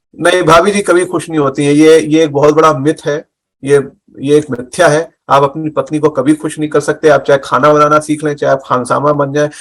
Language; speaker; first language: Hindi; native; Hindi